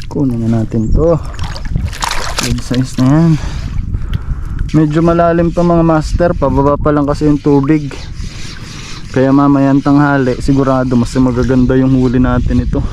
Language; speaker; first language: Filipino; native; Filipino